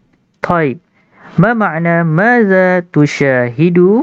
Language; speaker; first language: Arabic; non-native, fluent; Malay